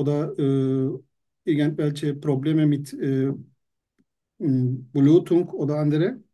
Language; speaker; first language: German; non-native, learner; Turkish